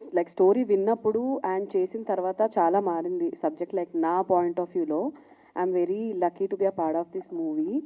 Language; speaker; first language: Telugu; non-native, learner; Hindi